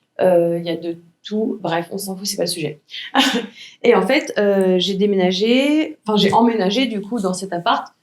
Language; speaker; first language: French; native; French